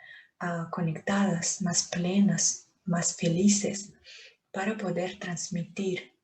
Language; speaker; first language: Spanish; non-native, fluent; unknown